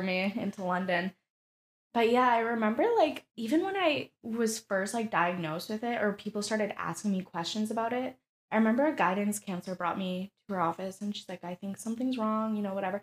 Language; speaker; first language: English; native; English